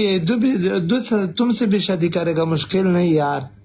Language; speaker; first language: Hindi; non-native, learner; Pashto